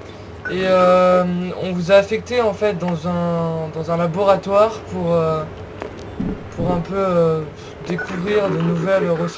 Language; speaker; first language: French; native; French